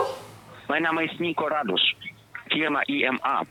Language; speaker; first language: German; non-native, fluent; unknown